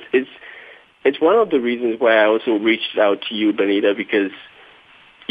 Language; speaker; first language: English; non-native, local second language; Akan